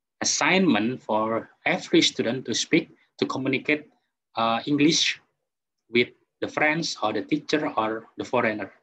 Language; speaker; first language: English; non-native, fluent; Indonesian